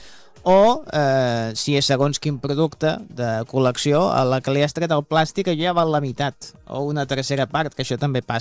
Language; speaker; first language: Catalan; native; Catalan